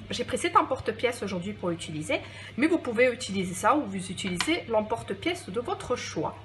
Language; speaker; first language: French; non-native, local second language; Arabic